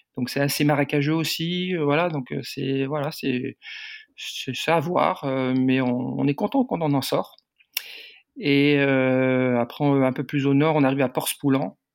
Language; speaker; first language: French; native; French